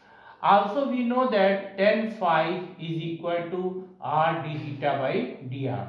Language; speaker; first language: English; non-native, local second language; Hindi